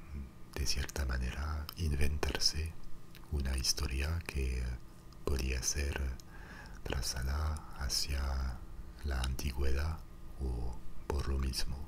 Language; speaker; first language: Spanish; non-native, fluent; French